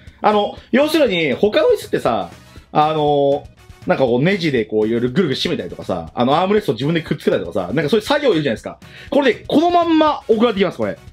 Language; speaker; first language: Japanese; native; Japanese